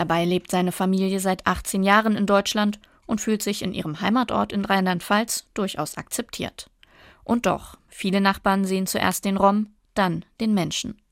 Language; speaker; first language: German; native; German